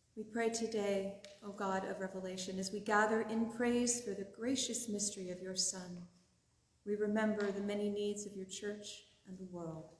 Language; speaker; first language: English; native; English